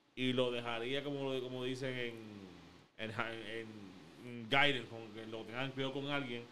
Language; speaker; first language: Spanish; early bilingual, heritage; Spanish